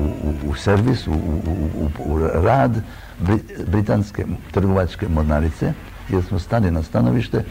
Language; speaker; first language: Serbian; early bilingual, heritage; Croatian